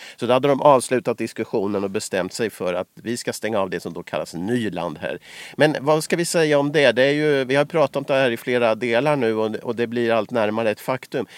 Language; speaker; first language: Swedish; native; Swedish